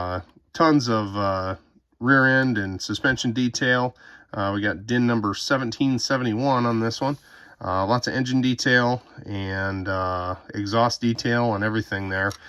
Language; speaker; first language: English; native; English